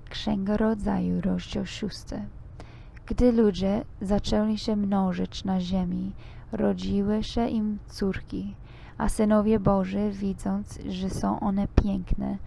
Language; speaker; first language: Polish; non-native, learner; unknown